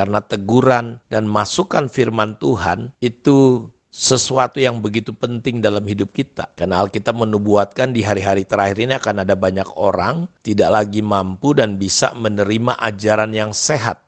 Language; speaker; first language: Indonesian; native; Indonesian